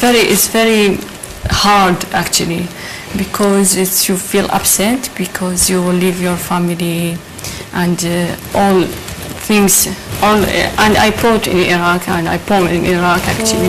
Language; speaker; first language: English; non-native, learner; Arabic